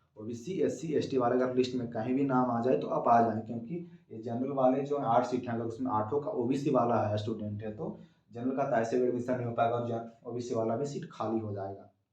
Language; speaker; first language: Hindi; native; Hindi